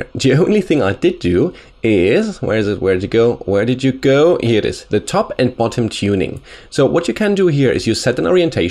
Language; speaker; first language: English; non-native, fluent; German